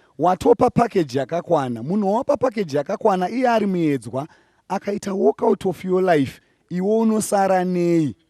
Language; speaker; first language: Shona; native; Shona